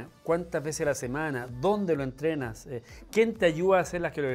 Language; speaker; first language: Spanish; native; Spanish